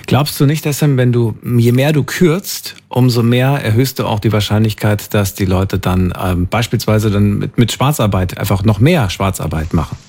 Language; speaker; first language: German; native; German